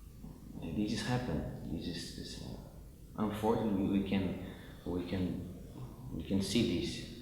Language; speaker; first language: English; non-native, fluent; Portuguese